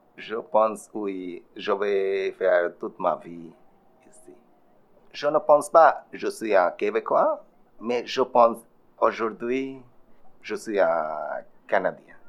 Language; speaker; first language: French; non-native, learner; Bangla